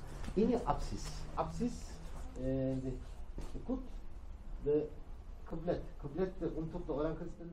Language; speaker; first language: Indonesian; non-native, learner; Turkish